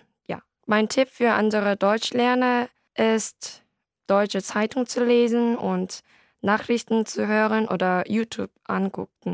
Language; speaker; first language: German; non-native, learner; Korean